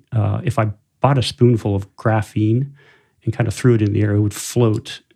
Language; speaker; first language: English; native; English